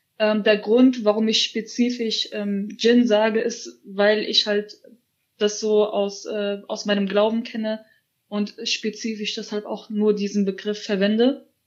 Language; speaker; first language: German; early bilingual, other home language; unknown